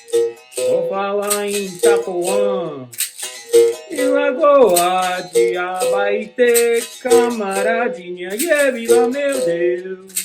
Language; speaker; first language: Portuguese; non-native, fluent; English